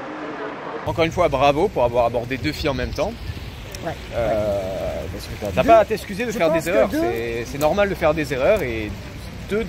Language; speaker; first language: French; native; French